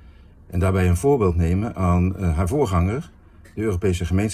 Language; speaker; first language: Dutch; native; Dutch